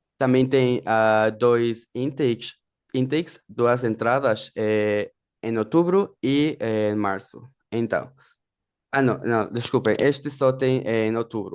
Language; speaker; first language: Portuguese; non-native, fluent; Spanish